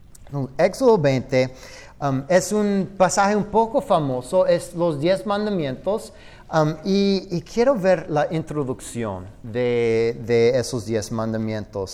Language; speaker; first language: Spanish; non-native, fluent; English